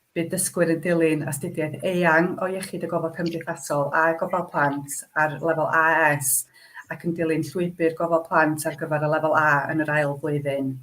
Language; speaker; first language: Welsh; native; Welsh